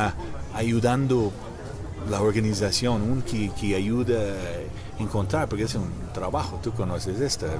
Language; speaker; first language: Spanish; non-native, learner; English